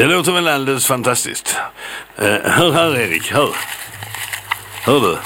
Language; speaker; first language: Swedish; native; Swedish